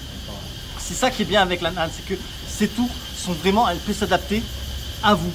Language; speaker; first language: French; native; French